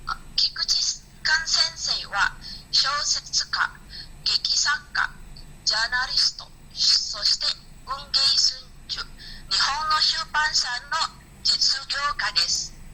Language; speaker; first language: Japanese; non-native, learner; Indonesian